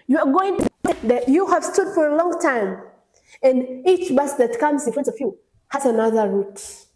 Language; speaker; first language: English; non-native, local second language; Swahili